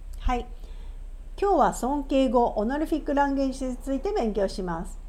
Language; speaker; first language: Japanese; native; Japanese